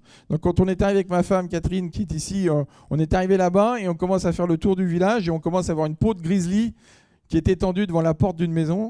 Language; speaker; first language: French; native; French